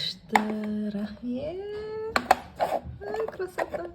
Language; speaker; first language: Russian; non-native, local second language; Kazakh